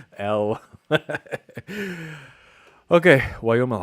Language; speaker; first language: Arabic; non-native, learner; English